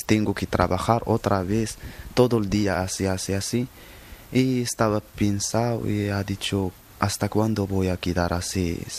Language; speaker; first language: Spanish; non-native, learner; Arabic